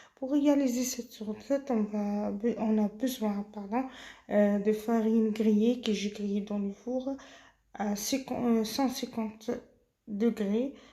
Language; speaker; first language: French; non-native, local second language; Arabic